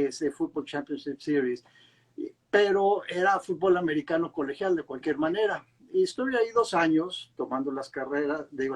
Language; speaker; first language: Spanish; native; Spanish